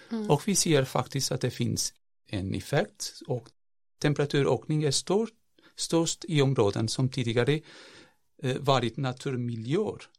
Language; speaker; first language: Swedish; non-native, fluent; Portuguese